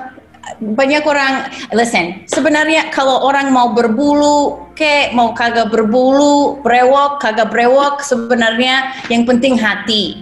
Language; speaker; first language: Indonesian; non-native, fluent; English